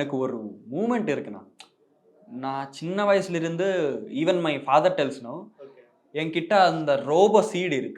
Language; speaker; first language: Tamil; non-native, learner; Telugu